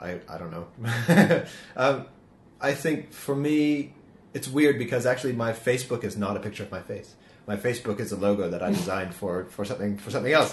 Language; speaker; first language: English; native; English